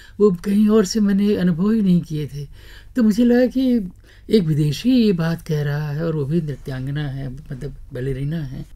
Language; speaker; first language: Hindi; native; Hindi